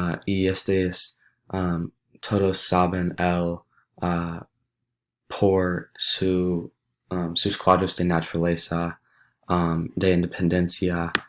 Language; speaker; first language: Spanish; non-native, learner; English